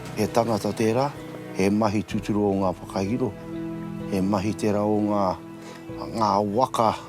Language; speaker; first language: Māori; native; Māori